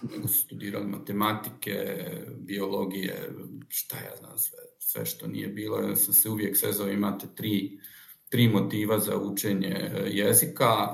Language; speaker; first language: Croatian; native; Croatian